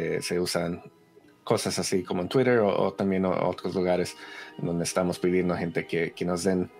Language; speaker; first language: Spanish; early bilingual, heritage; Spanish